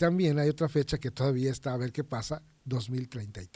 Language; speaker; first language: Spanish; native; Spanish